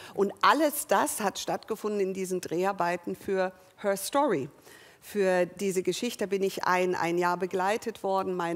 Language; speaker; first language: German; early bilingual, other home language; English